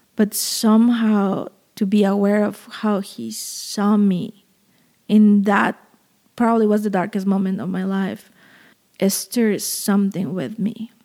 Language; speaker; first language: English; non-native, fluent; Spanish